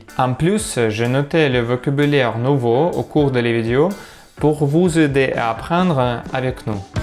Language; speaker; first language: French; non-native, learner; Russian